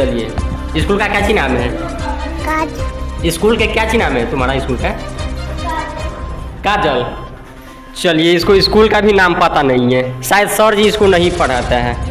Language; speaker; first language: Hindi; non-native, local second language; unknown